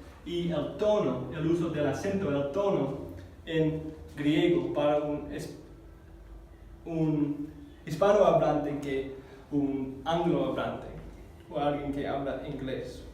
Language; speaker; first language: Spanish; non-native, fluent; English